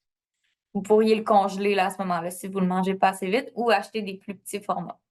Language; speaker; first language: French; native; French